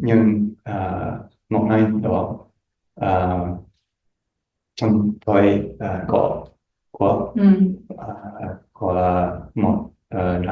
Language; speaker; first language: Vietnamese; non-native, learner; English